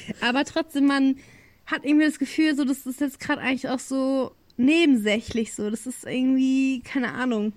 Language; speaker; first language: German; native; German